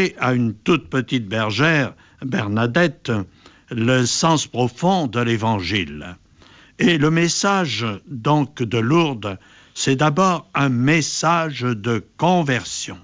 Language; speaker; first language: French; native; French